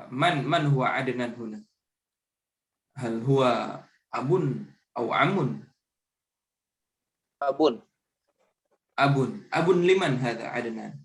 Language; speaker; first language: Arabic; non-native, fluent; Indonesian